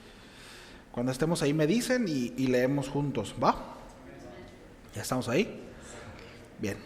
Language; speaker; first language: Spanish; native; Spanish